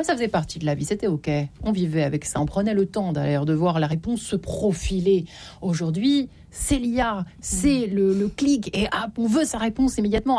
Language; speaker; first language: French; native; French